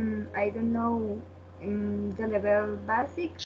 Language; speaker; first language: English; non-native, learner; Spanish